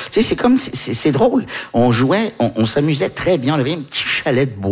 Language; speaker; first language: French; early bilingual, other home language; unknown